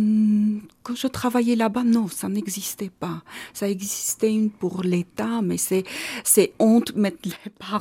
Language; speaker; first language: French; non-native, learner; Armenian